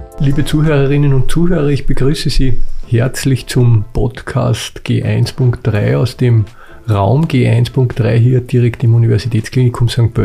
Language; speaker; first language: German; native; German